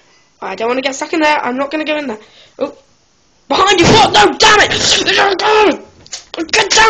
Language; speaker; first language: English; native; English